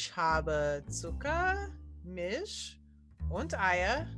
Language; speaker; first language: German; non-native, learner; English